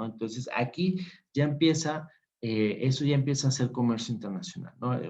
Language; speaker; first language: Spanish; native; Spanish